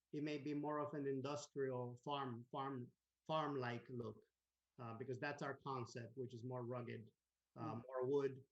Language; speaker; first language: English; non-native, fluent; Spanish